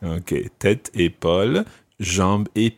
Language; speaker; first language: French; non-native, fluent; English